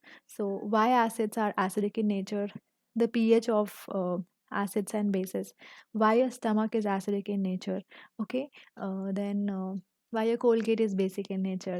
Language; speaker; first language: English; non-native, local second language; Hindi